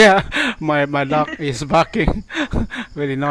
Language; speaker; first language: English; non-native, learner; Thai